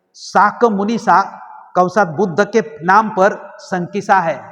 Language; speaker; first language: Hindi; non-native, local second language; Marathi